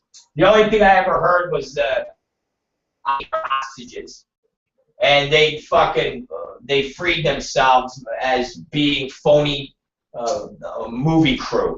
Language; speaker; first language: English; native; English